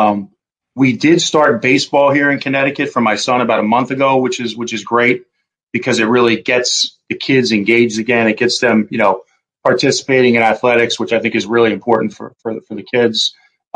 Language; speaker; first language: English; native; English